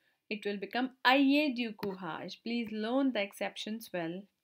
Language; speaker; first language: English; non-native, local second language; Hindi